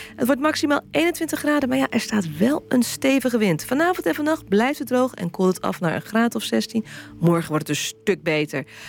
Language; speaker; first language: Dutch; native; Dutch